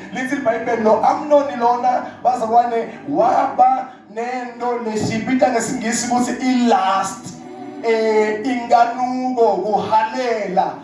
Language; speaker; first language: Zulu; non-native, local second language; Swati